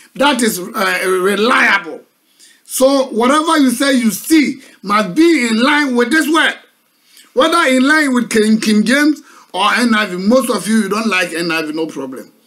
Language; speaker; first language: English; non-native, local second language; Akan